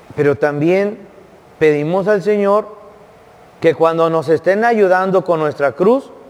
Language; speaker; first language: Spanish; native; Spanish